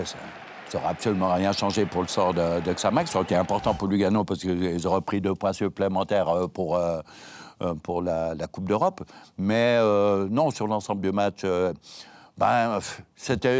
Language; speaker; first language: French; native; French